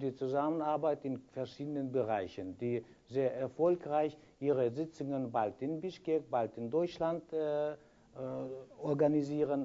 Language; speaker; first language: German; non-native, fluent; Kyrgyz